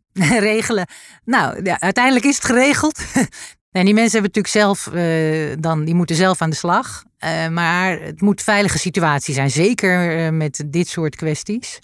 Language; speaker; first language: Dutch; native; Dutch